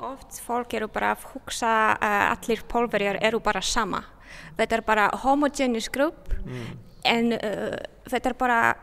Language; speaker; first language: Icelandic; non-native, learner; Polish